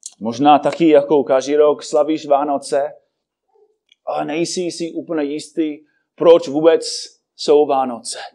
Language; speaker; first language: Czech; non-native, fluent; English